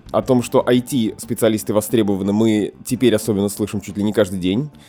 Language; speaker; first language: Russian; native; Russian